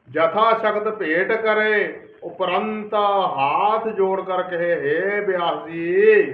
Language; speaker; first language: Hindi; non-native, local second language; Punjabi